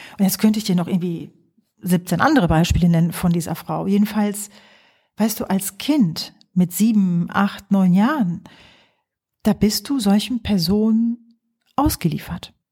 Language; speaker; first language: German; early bilingual, other home language; Polish